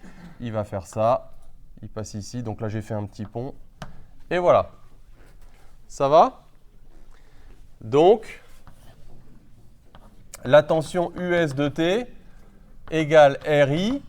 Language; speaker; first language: French; native; French